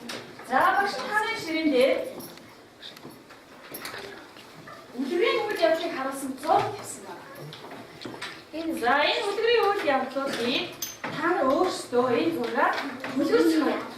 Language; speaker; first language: Mongolian; native; Mongolian